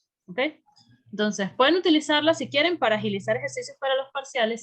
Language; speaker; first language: Spanish; native; Spanish